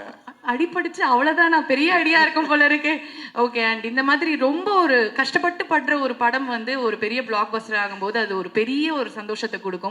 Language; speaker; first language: Tamil; native; Tamil